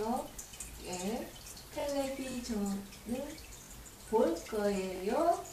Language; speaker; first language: Korean; non-native, learner; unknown